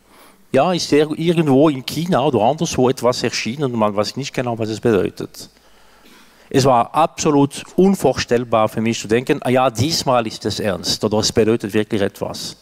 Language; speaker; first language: German; non-native, local second language; French